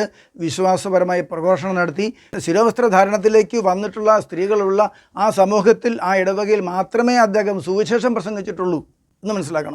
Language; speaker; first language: Malayalam; native; Malayalam